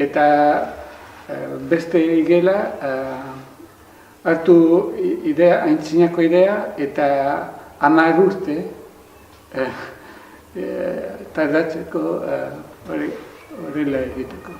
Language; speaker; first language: Basque; non-native, learner; Italian